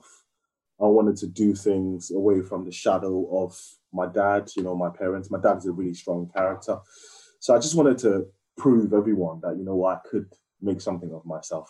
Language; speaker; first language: English; native; English